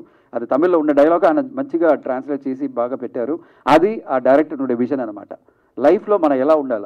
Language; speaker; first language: Telugu; non-native, fluent; Tamil